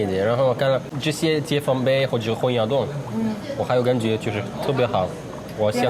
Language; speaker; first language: Chinese; non-native, learner; Arabic